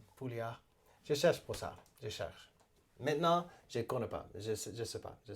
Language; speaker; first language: French; non-native, learner; English